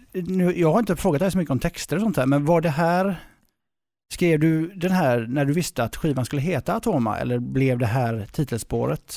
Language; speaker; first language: Swedish; native; Swedish